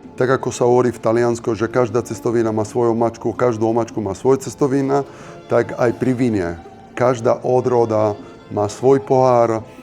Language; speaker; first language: Slovak; non-native, fluent; Italian